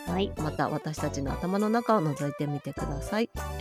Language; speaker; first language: Japanese; native; Japanese